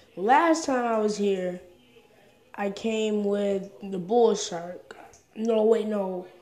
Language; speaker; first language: English; native; English